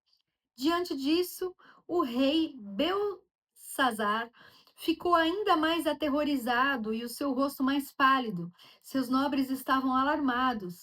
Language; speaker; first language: Portuguese; native; Portuguese